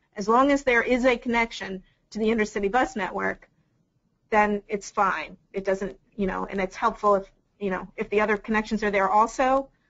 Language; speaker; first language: English; native; English